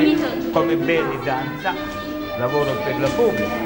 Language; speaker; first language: Italian; non-native, learner; Russian